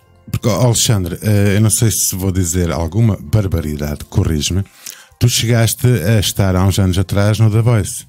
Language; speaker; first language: Portuguese; native; Portuguese